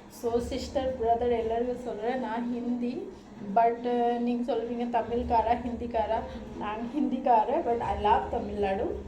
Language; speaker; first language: Tamil; non-native, learner; Hindi